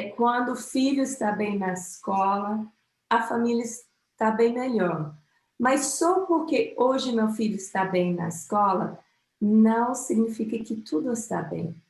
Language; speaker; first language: Portuguese; non-native, fluent; English